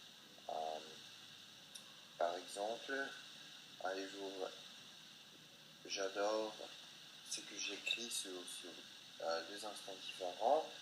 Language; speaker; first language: French; non-native, fluent; English